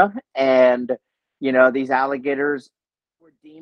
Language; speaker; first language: English; native; English